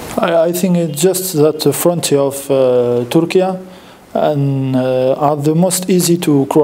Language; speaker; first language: English; non-native, learner; French